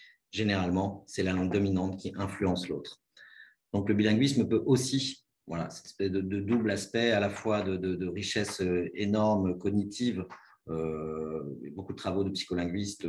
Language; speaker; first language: French; native; French